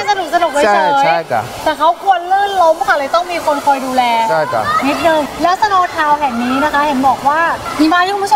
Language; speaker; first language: Thai; native; Thai